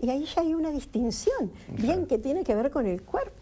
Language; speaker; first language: Spanish; native; Spanish